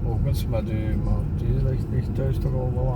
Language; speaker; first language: Dutch; native; Dutch